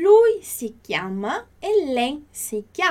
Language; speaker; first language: Italian; non-native, fluent; Portuguese